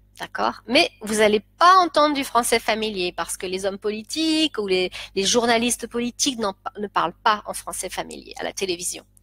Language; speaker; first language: French; native; French